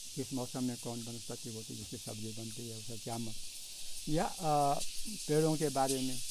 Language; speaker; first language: Hindi; native; Hindi